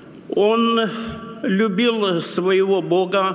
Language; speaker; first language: Russian; non-native, local second language; Romanian